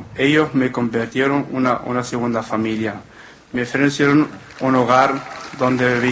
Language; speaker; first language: Spanish; non-native, fluent; Arabic